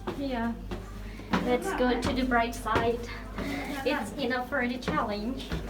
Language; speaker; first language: English; non-native, fluent; Indonesian